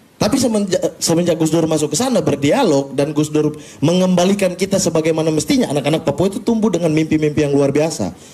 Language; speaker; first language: Indonesian; native; Indonesian